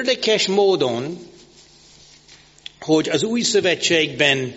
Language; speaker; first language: Hungarian; non-native, fluent; English